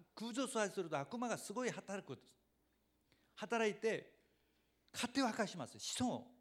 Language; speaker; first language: Japanese; non-native, fluent; Korean